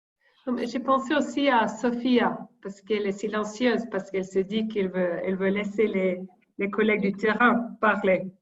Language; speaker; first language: French; non-native, fluent; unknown